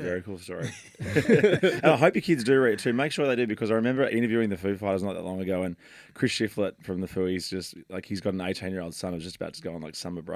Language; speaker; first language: English; native; English